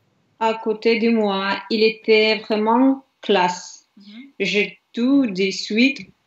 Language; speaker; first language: French; non-native, learner; Russian